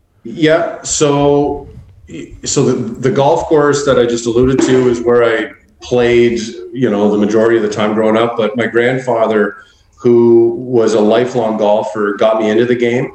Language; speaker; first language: English; native; English